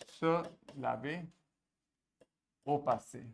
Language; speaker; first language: French; non-native, fluent; Hindi